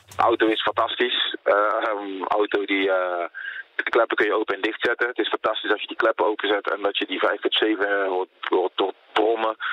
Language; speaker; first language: Dutch; native; Dutch